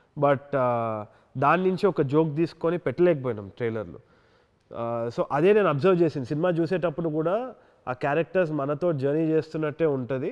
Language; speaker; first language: Telugu; native; Telugu